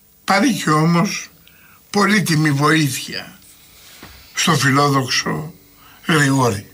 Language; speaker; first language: Greek; native; Greek